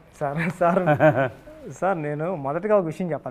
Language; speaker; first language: Telugu; native; Telugu